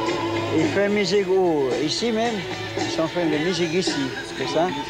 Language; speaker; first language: French; non-native, local second language; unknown